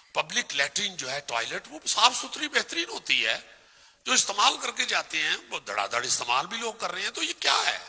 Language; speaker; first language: Urdu; non-native, local second language; Punjabi